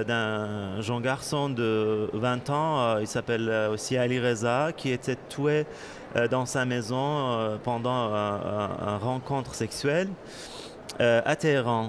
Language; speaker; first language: French; non-native, fluent; Persian